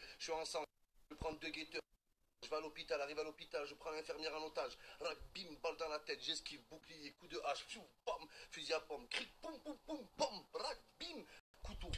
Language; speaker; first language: French; native; French